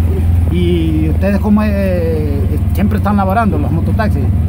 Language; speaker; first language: Spanish; native; Spanish